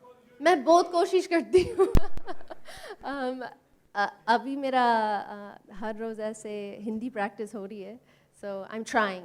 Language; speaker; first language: Hindi; early bilingual, heritage; English